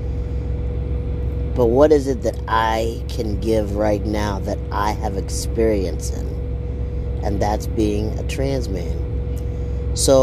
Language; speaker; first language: English; early bilingual, other home language; Kinyarwanda